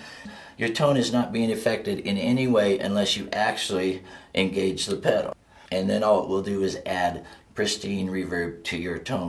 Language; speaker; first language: English; native; English